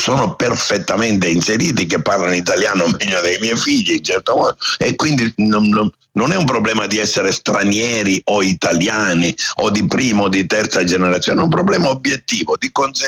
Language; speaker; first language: Italian; native; Italian